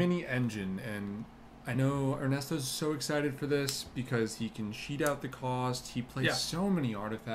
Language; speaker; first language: English; native; English